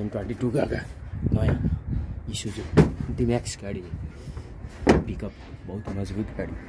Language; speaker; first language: Hindi; non-native, learner; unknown